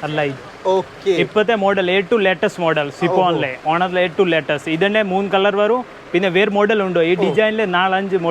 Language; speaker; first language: Malayalam; non-native, local second language; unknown